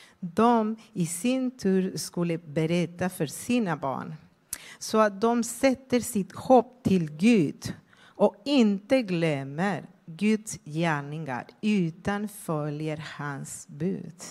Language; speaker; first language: Swedish; non-native, fluent; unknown